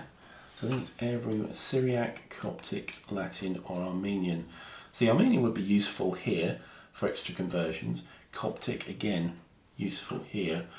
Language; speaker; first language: English; native; English